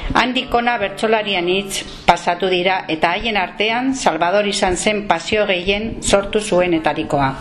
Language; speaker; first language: Basque; non-native, local second language; Spanish